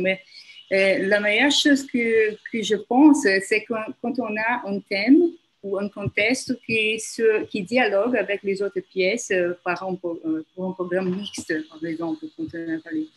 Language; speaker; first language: French; non-native, fluent; Portuguese